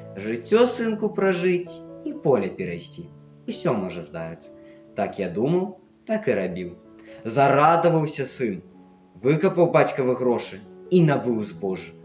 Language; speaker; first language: Belarusian; native; Belarusian